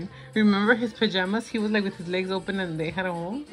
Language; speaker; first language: English; early bilingual, other home language; Spanish